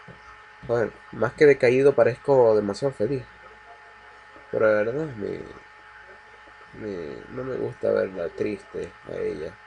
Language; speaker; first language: Spanish; native; Spanish